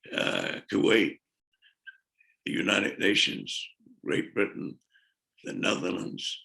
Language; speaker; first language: English; native; English